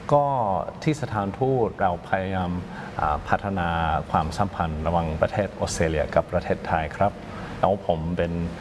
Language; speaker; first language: Thai; non-native, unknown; English